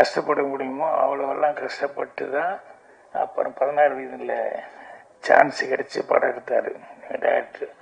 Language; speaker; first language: Tamil; native; Tamil